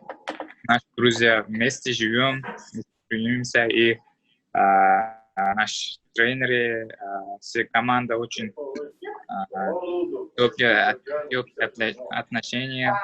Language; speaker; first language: Russian; non-native, learner; Uzbek